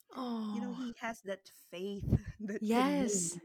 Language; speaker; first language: English; non-native, local second language; Cebuano